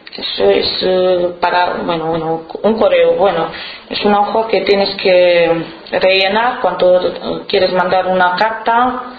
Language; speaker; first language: Spanish; non-native, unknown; Romanian